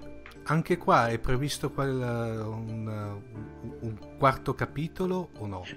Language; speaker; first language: Italian; native; Italian